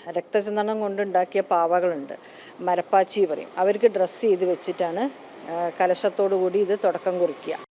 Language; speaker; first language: Malayalam; non-native, local second language; Tamil